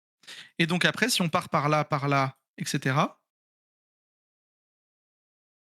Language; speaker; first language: French; native; French